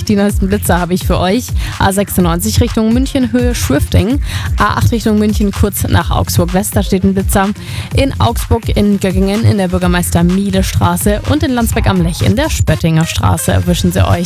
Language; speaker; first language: German; native; German